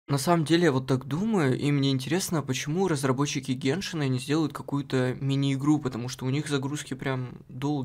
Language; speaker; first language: Russian; native; Russian